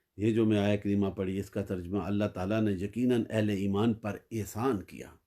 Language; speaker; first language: Urdu; native; Urdu